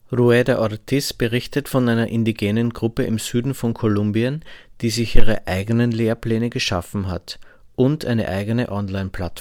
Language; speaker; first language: German; native; German